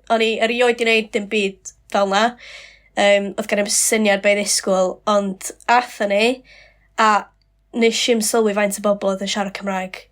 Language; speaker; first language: Welsh; non-native, local second language; English